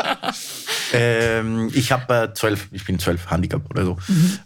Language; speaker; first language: German; non-native, fluent; Spanish